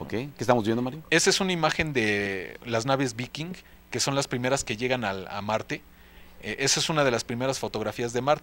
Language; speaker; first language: Spanish; native; Spanish